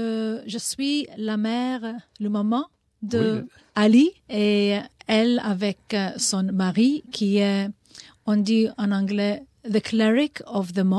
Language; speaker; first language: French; non-native, learner; Maltese